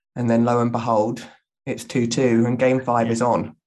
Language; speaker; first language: English; native; English